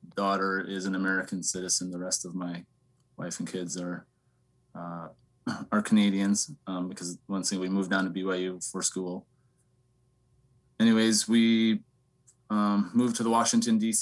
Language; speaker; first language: English; native; English